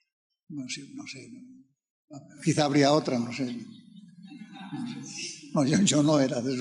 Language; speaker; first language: Spanish; native; Spanish